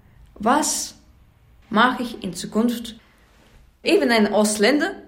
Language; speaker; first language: German; non-native, learner; Ukrainian